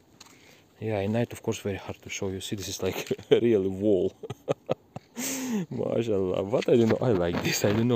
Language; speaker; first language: English; non-native, learner; Russian